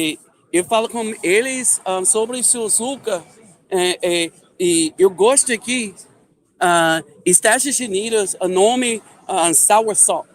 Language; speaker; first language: Portuguese; non-native, learner; English